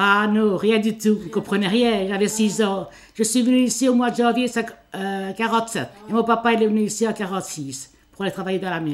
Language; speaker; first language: French; early bilingual, other home language; Italian